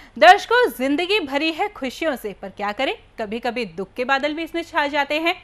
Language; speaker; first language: Hindi; native; Hindi